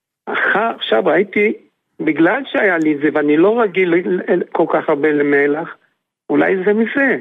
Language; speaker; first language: Hebrew; non-native, fluent; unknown